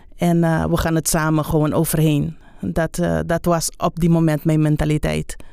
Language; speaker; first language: Dutch; non-native, local second language; Papiamento